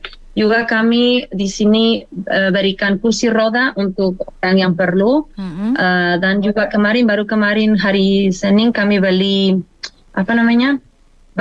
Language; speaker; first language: Indonesian; non-native, learner; Spanish